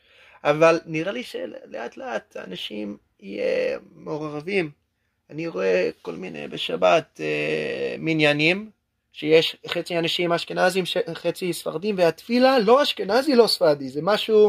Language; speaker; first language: Hebrew; non-native, learner; English